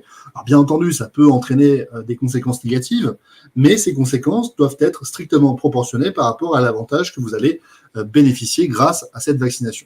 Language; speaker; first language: French; native; French